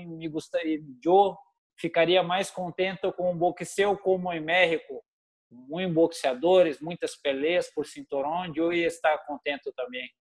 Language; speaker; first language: Spanish; non-native, learner; Portuguese